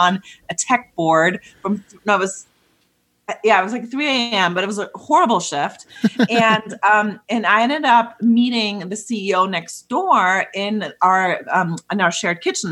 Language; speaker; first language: English; non-native, fluent; German